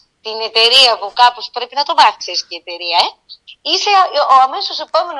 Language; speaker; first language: Greek; native; Greek